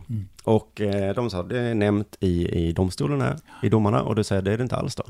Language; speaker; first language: Swedish; native; Swedish